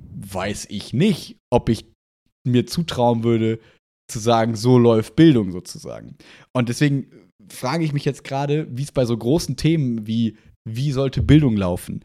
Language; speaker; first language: German; native; German